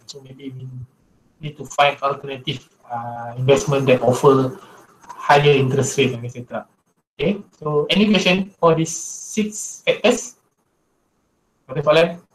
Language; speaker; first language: English; non-native, local second language; Malay